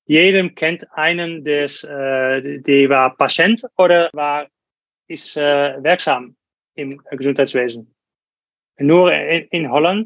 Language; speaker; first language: German; non-native, learner; Dutch